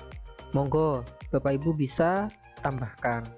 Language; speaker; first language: Indonesian; native; Indonesian